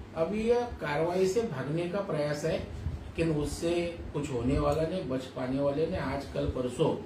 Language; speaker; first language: Hindi; non-native, local second language; Marathi